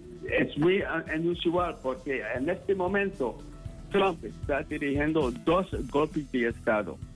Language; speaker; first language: Spanish; non-native, fluent; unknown